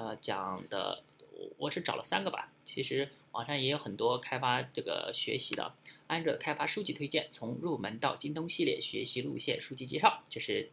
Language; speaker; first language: Chinese; native; Chinese